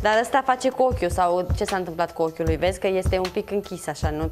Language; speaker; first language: Romanian; native; Romanian